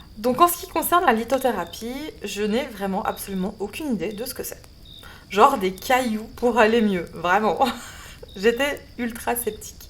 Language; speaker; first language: French; native; French